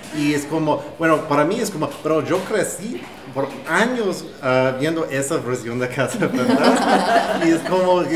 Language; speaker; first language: Spanish; non-native, fluent; English